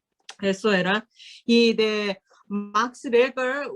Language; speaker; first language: Spanish; non-native, learner; Korean